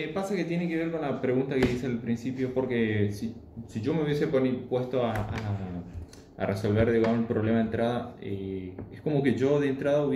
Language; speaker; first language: Spanish; native; Spanish